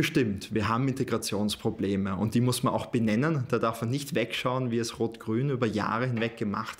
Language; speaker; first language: German; native; German